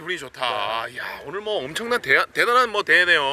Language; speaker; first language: Korean; native; Korean